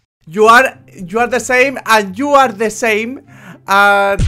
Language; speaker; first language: English; non-native, learner; Spanish